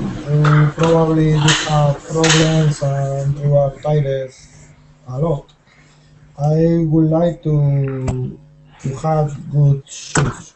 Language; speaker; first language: English; non-native, learner; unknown